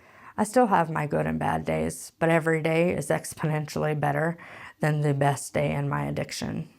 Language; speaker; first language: English; native; English